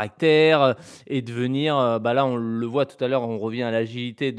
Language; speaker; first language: French; native; French